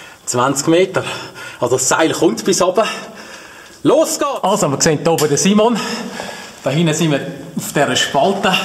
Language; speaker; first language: German; native; German